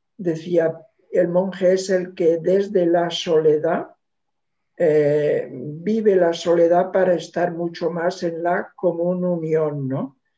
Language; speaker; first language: Spanish; non-native, local second language; Catalan